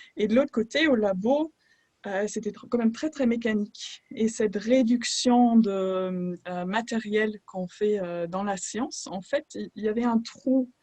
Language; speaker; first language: French; non-native, fluent; German